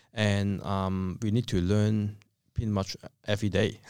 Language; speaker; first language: English; non-native, local second language; Cantonese